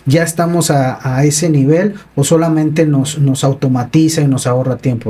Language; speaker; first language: Spanish; native; Spanish